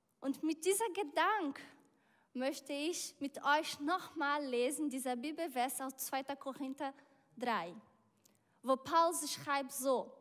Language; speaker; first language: German; non-native, learner; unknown